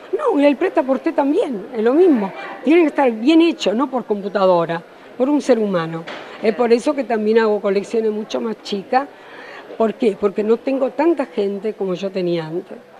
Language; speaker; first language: Spanish; early bilingual, other home language; Italian